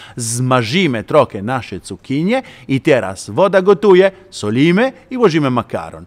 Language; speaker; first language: Polish; non-native, learner; Italian